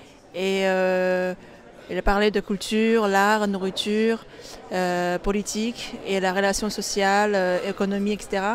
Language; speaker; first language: French; non-native, fluent; Chinese